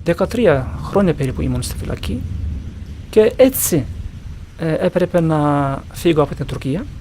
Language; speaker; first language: Greek; non-native, learner; Turkish